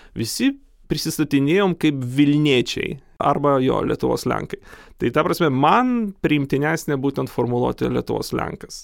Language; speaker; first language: Lithuanian; non-native, local second language; Polish